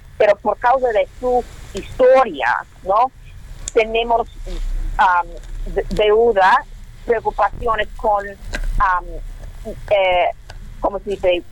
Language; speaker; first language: Spanish; non-native, learner; English